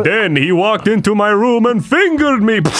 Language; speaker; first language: English; native; English